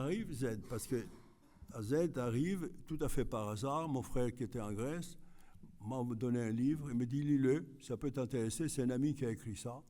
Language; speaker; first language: French; non-native, fluent; Greek